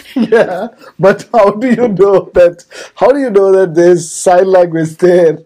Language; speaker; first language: English; non-native, local second language; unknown